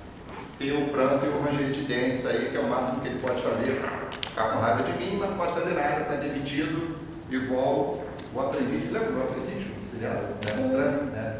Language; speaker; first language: Portuguese; native; Portuguese